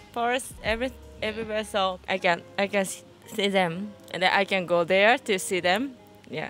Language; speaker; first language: English; non-native, fluent; Japanese